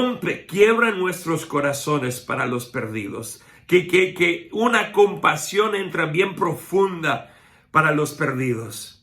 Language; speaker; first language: Spanish; non-native, fluent; English